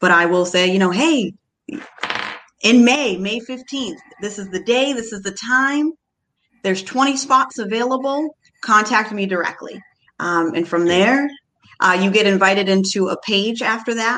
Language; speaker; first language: English; native; English